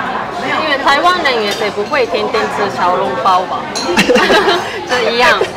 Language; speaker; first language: Chinese; non-native, fluent; Japanese